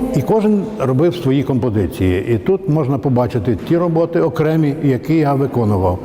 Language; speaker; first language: Ukrainian; native; Ukrainian